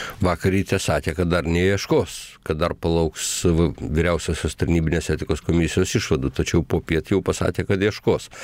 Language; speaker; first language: Lithuanian; native; Lithuanian